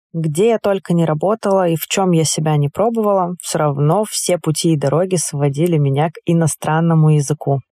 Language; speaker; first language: Russian; native; Russian